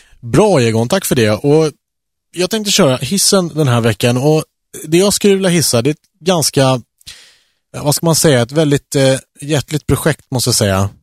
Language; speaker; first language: Swedish; native; Swedish